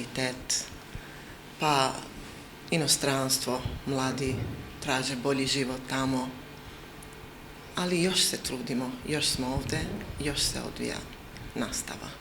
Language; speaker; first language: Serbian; non-native, local second language; Albanian